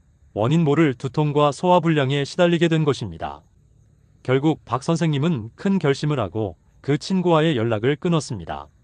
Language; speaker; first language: Korean; native; Korean